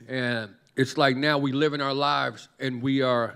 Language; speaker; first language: English; native; English